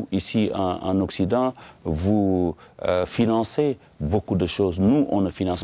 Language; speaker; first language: French; non-native, local second language; Wolof